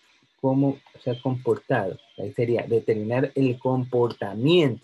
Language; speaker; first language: Spanish; native; Spanish